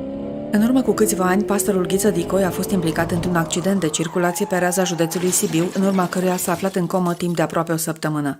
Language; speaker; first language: Romanian; native; Romanian